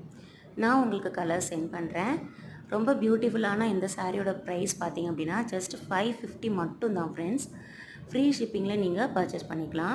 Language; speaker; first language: Tamil; native; Tamil